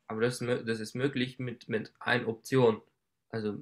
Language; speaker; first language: German; non-native, learner; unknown